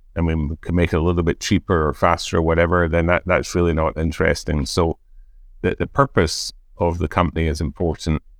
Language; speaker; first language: English; native; English